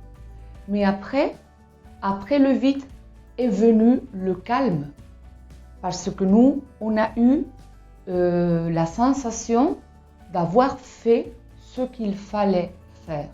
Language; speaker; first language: French; non-native, fluent; Spanish